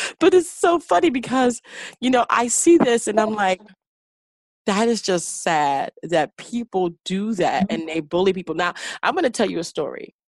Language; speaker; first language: English; native; English